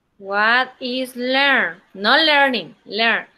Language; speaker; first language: English; non-native, learner; Spanish